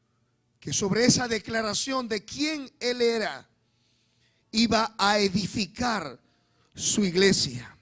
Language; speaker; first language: Spanish; native; Spanish